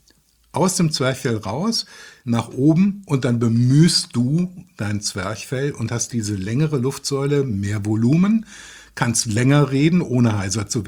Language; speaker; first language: German; native; German